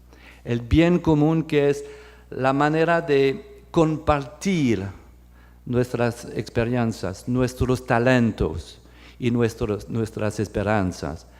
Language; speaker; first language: Spanish; non-native, fluent; French